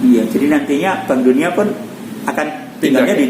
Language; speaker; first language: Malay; non-native, local second language; Javanese